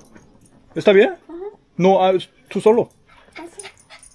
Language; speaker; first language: Spanish; non-native, learner; Korean